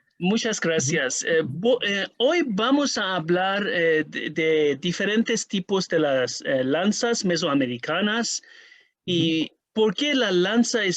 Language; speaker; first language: Spanish; non-native, learner; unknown